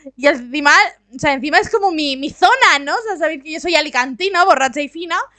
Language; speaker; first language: Spanish; native; Spanish